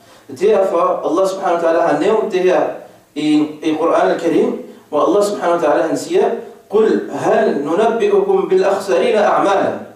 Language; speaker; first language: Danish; non-native, fluent; Arabic